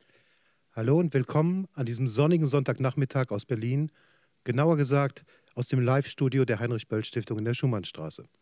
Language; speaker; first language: German; native; German